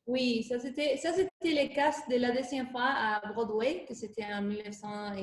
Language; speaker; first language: French; non-native, fluent; Spanish